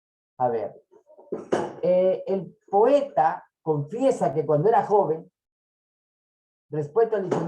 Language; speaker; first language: Spanish; native; Spanish